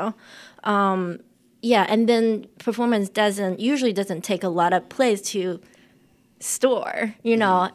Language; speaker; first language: English; non-native, fluent; Chinese